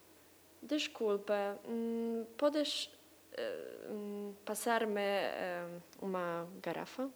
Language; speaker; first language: Portuguese; non-native, learner; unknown